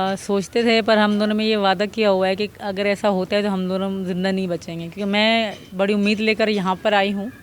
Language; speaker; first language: Urdu; non-native, local second language; Sindhi